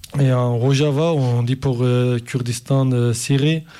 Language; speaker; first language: French; non-native, learner; Kurdish